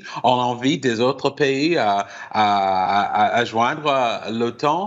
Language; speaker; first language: French; non-native, fluent; English